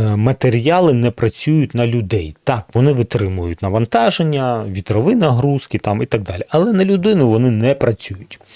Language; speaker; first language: Ukrainian; non-native, local second language; Russian